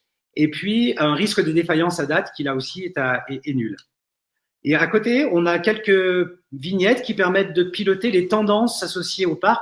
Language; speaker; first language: French; native; French